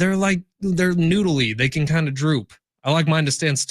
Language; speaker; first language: English; native; English